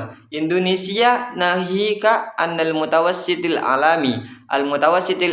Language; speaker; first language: Arabic; non-native, learner; Indonesian